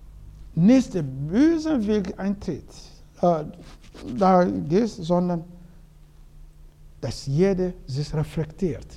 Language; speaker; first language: German; non-native, learner; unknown